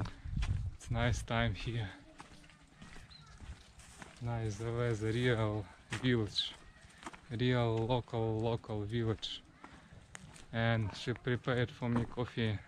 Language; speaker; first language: English; non-native, learner; Russian